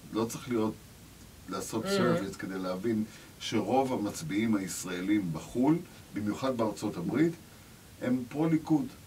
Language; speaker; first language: Hebrew; native; Hebrew